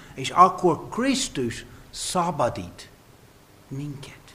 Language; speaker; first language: Hungarian; non-native, fluent; English